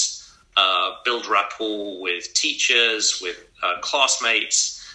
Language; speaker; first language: English; native; English